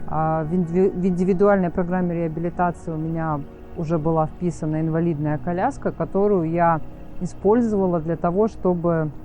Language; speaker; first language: Russian; native; Russian